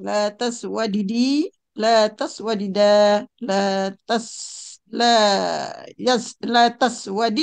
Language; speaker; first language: Arabic; non-native, learner; Indonesian